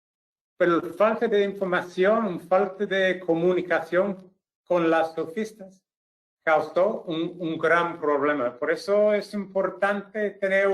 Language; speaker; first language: Spanish; non-native, fluent; English